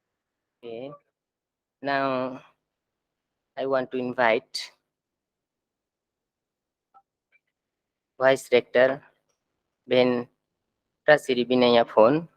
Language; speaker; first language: English; non-native, fluent; Thai